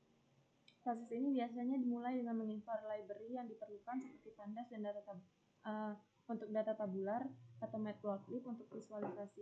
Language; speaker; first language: Indonesian; native; Indonesian